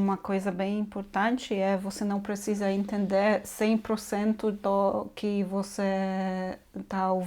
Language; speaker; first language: Portuguese; non-native, fluent; Polish